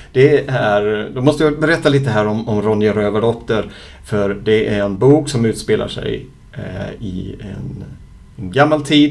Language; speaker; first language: Swedish; native; Swedish